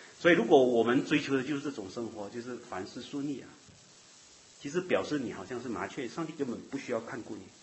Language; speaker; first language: Chinese; native; Chinese